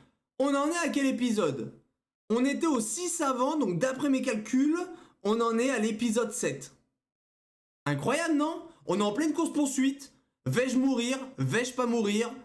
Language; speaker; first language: French; native; French